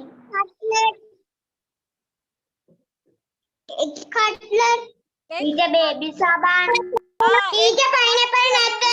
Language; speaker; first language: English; non-native, learner; Sinhala